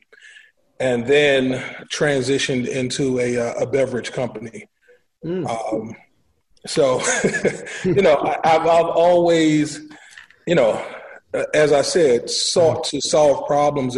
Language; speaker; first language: English; native; English